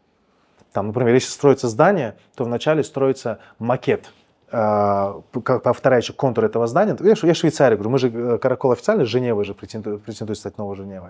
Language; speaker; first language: Russian; native; Russian